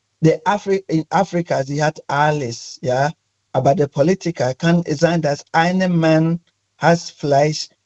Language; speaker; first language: German; non-native, fluent; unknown